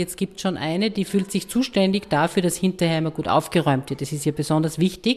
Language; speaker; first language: German; native; German